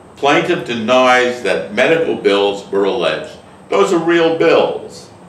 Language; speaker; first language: English; native; English